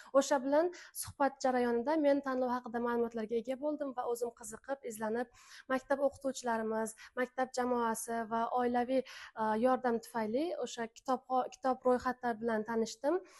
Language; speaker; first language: Uzbek; non-native, local second language; Turkmen